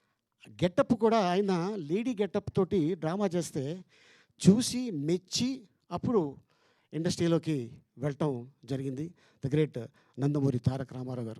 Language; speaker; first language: Telugu; native; Telugu